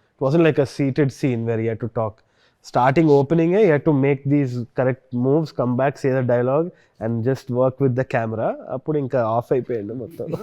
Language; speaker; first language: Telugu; native; Telugu